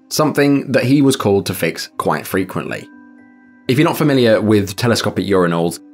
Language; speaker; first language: English; native; English